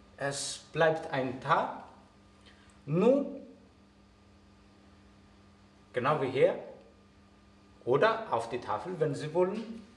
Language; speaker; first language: German; non-native, fluent; Greek